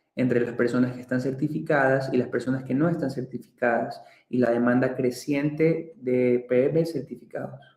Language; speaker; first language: Spanish; early bilingual, other home language; Russian